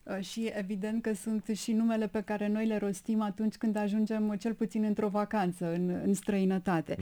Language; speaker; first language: Romanian; native; Romanian